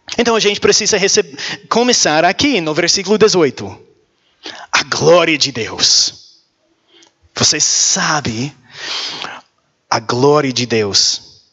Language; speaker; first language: Portuguese; non-native, learner; English